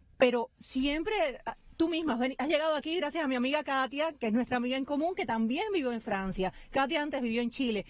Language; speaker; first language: Spanish; native; Spanish